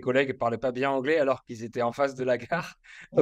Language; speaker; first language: French; native; French